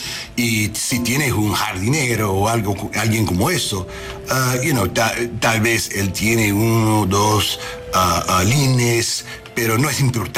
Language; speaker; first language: Spanish; non-native, learner; English